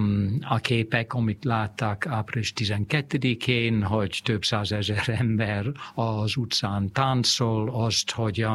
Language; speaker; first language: Hungarian; non-native, fluent; English